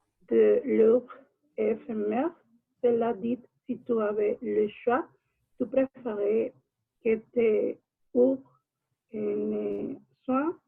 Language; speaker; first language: French; non-native, learner; Spanish